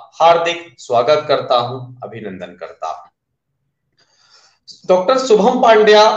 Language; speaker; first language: Hindi; non-native, local second language; Marathi